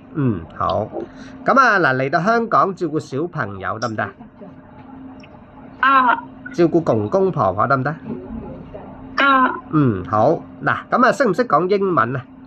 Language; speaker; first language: Cantonese; native; Cantonese